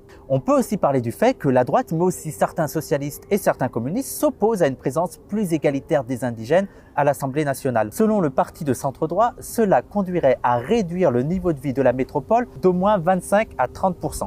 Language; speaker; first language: French; native; French